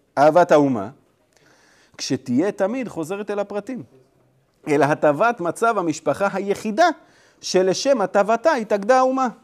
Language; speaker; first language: Hebrew; native; Hebrew